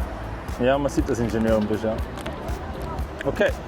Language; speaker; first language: German; native; German